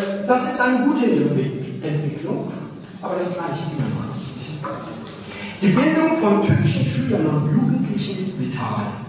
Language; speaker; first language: German; early bilingual, other home language; Turkish